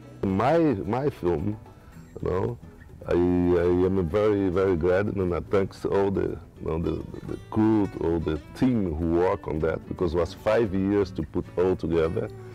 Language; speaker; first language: English; non-native, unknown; Portuguese